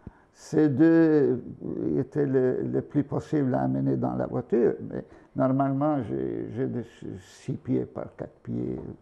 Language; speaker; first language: French; non-native, fluent; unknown